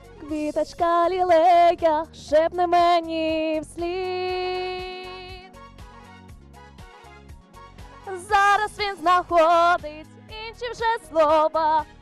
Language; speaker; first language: Ukrainian; native; Ukrainian